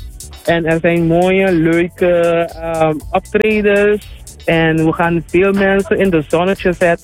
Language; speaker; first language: Dutch; non-native, local second language; Papiamento